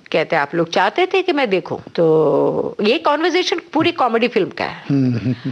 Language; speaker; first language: Hindi; non-native, local second language; Telugu